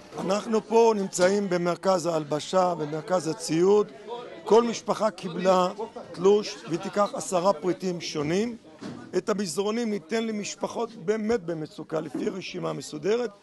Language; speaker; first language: Hebrew; native; Hebrew